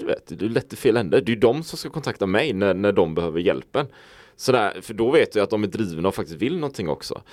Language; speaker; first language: Swedish; native; Swedish